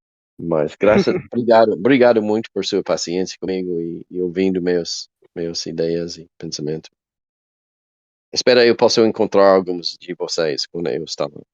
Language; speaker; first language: Portuguese; non-native, learner; English